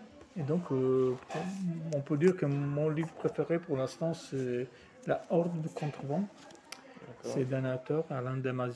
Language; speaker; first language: French; non-native, fluent; Italian